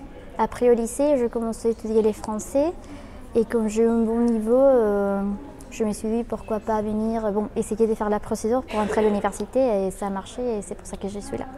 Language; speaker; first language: French; non-native, fluent; Spanish